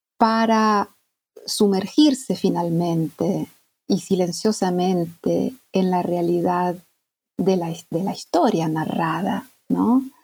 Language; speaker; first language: Spanish; non-native, fluent; Italian